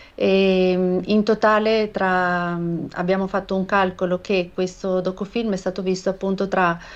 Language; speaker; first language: Italian; native; Italian